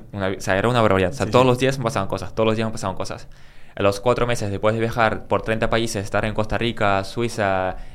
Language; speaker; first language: Spanish; early bilingual, other home language; Russian